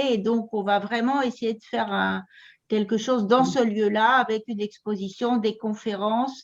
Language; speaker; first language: French; native; French